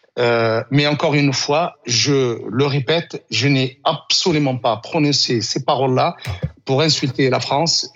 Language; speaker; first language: French; non-native, local second language; Arabic